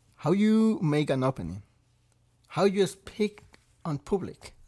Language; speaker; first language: English; non-native, learner; Spanish